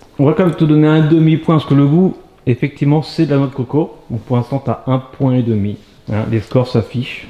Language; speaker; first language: French; native; French